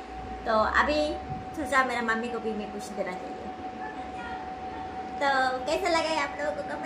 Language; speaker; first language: Hindi; non-native, local second language; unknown